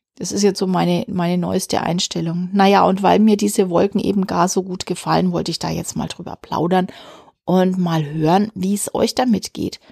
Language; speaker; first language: German; native; German